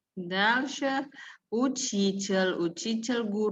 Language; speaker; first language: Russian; non-native, fluent; Indonesian